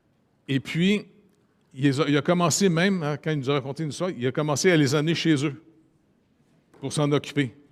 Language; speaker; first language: French; native; French